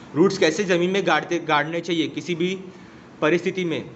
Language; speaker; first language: Hindi; non-native, local second language; Marathi